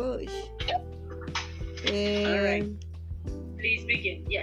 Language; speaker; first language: English; non-native, learner; Spanish